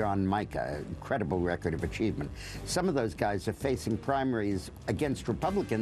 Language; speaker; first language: English; native; English